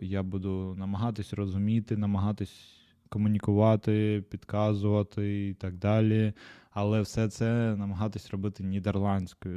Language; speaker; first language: Ukrainian; non-native, local second language; Russian